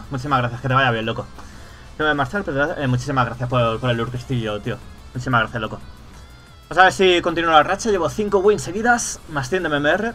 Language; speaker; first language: Spanish; native; Spanish